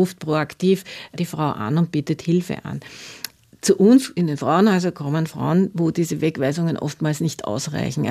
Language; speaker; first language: German; native; German